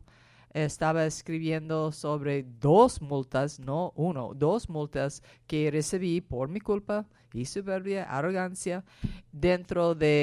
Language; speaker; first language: Spanish; non-native, fluent; English